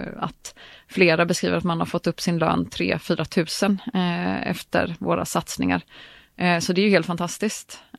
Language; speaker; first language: Swedish; native; Swedish